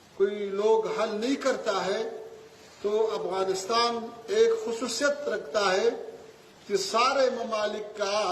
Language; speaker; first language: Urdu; non-native, fluent; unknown